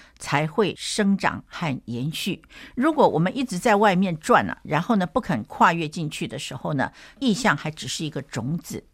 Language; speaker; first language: Chinese; native; Chinese